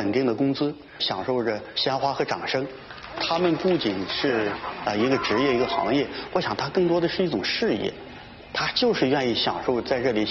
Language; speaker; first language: Chinese; native; Chinese